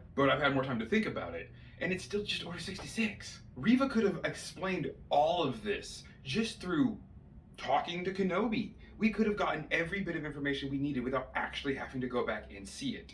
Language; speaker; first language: English; native; English